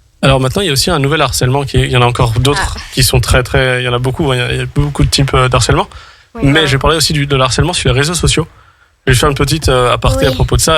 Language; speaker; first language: French; native; French